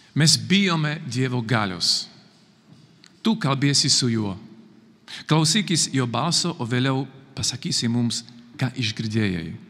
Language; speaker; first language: Lithuanian; non-native, fluent; Slovak